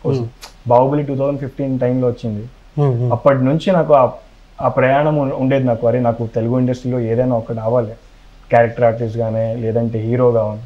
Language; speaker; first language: Telugu; non-native, local second language; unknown